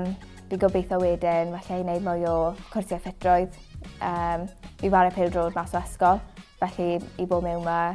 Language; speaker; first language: Welsh; native; Welsh